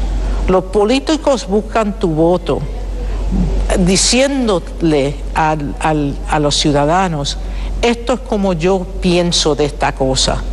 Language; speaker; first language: Spanish; early bilingual, heritage; Spanish